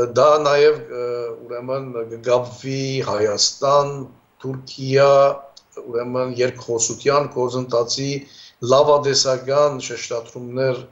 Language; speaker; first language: Armenian; early bilingual, heritage; Armenian